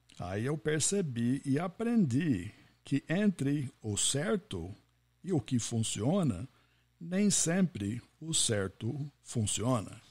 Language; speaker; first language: Portuguese; non-native, fluent; English